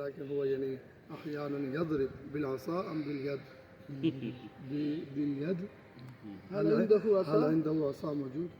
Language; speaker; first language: Arabic; non-native, learner; Urdu